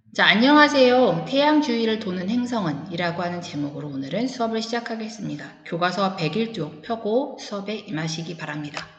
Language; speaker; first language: Korean; native; Korean